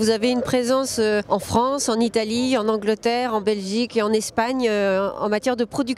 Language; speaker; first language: French; native; French